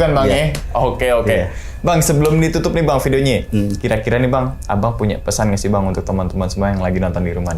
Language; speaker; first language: Indonesian; native; Indonesian